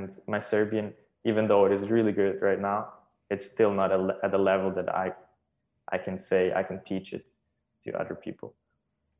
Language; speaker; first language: English; non-native, fluent; Serbian